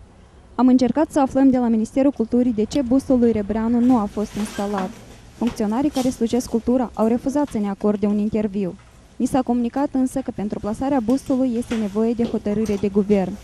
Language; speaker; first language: Romanian; native; Romanian